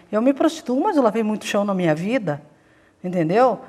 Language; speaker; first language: Portuguese; native; Portuguese